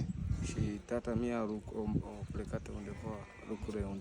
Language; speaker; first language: Romanian; non-native, learner; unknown